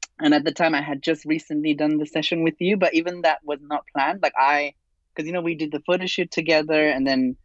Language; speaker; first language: English; non-native, fluent; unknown